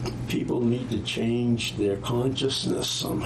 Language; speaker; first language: English; native; English